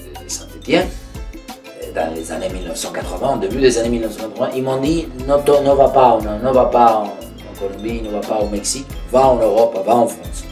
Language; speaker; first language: French; non-native, fluent; Spanish